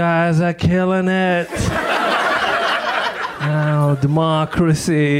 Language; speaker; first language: English; non-native, fluent; Arabic